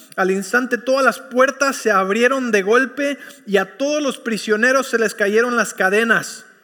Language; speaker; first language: Spanish; early bilingual, heritage; Spanish